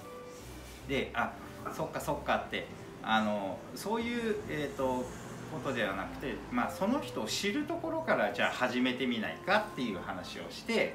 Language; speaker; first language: Japanese; native; Japanese